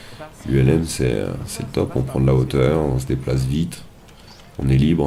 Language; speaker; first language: French; native; French